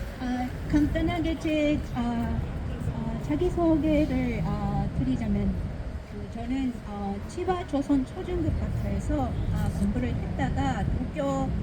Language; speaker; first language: Korean; early bilingual, heritage; Japanese